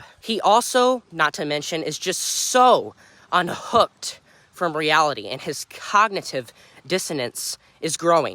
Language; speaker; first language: English; native; English